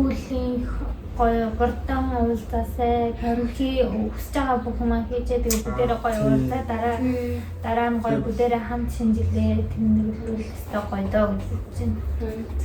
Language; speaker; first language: Mongolian; early bilingual, heritage; Mongolian